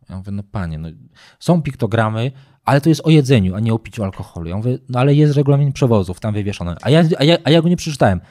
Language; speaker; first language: Polish; native; Polish